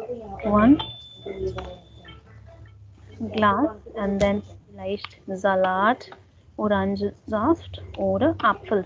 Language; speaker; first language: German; non-native, fluent; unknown